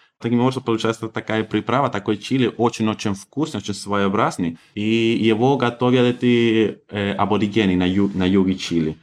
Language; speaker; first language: Russian; non-native, fluent; Spanish